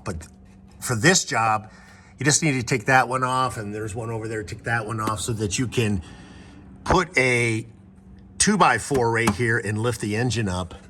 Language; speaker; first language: English; native; English